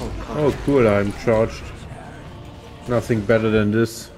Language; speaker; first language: English; non-native, fluent; German